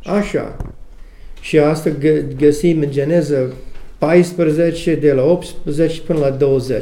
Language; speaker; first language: Romanian; non-native, learner; English